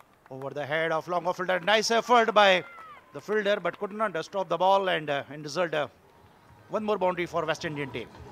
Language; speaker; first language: English; non-native, local second language; Urdu